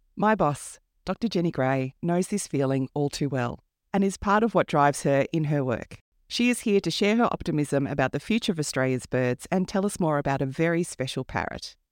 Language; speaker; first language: English; native; English